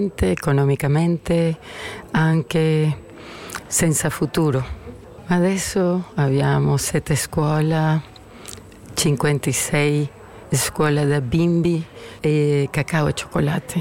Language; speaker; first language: Italian; non-native, learner; Spanish